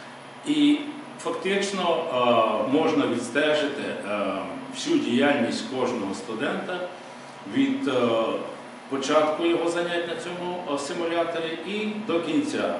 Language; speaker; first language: Ukrainian; native; Ukrainian